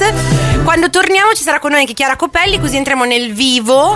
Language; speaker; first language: Italian; native; Italian